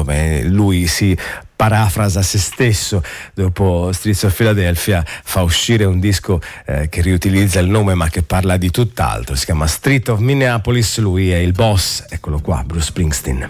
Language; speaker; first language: Italian; native; Italian